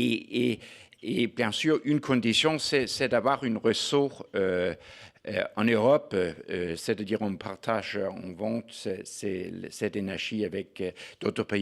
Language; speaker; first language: French; non-native, fluent; Danish